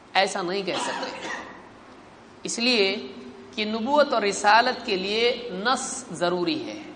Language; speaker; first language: Urdu; native; Urdu